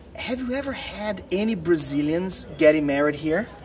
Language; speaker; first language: English; non-native, fluent; Portuguese